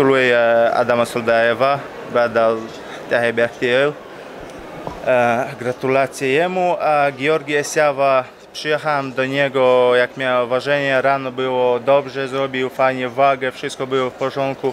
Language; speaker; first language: Polish; non-native, fluent; Chechen